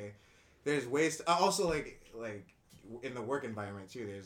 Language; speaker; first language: English; early bilingual, other home language; Indonesian